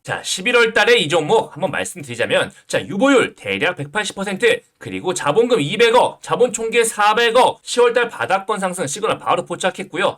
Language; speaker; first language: Korean; native; Korean